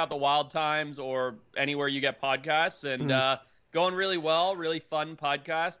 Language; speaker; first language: English; native; English